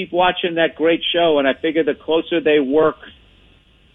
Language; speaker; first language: English; native; English